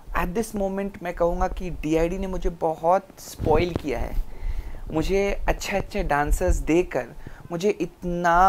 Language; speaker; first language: Hindi; non-native, local second language; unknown